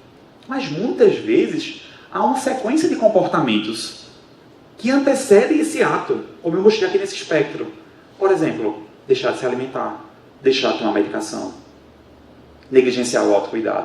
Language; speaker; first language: Portuguese; native; Portuguese